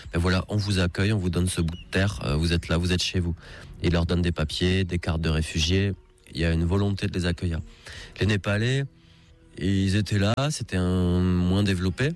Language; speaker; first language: French; native; French